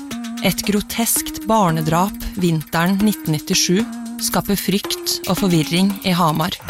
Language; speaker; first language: Norwegian; native; Norwegian